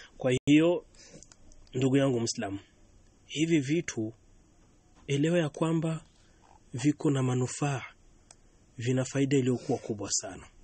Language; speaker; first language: Swahili; native; Swahili